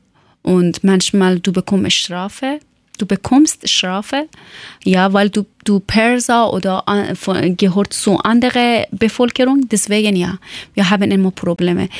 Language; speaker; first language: German; non-native, fluent; Persian